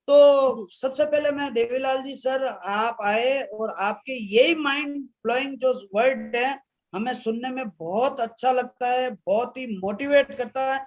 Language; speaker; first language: Hindi; native; Hindi